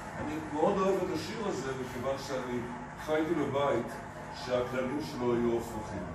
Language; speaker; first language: Hebrew; early bilingual, other home language; Arabic